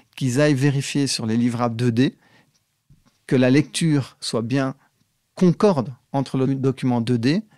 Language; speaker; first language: French; native; French